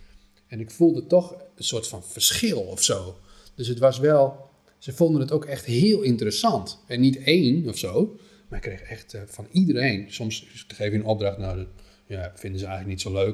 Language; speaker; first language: Dutch; native; Dutch